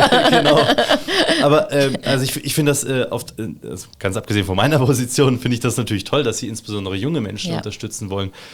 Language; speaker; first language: German; native; German